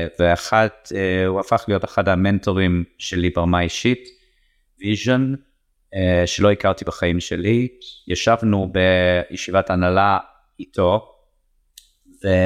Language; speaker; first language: Hebrew; non-native, fluent; English